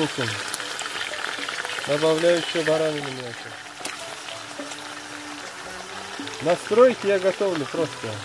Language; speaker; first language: Russian; non-native, learner; Uzbek